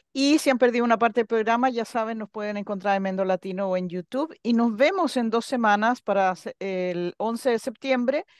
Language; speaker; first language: Spanish; native; Spanish